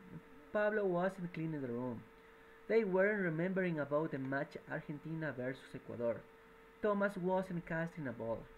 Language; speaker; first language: English; non-native, fluent; Spanish